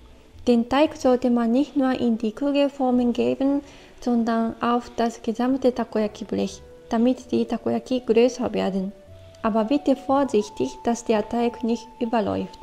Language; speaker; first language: German; non-native, fluent; Japanese